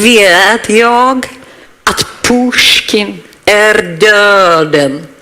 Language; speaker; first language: Swedish; non-native, learner; Ukrainian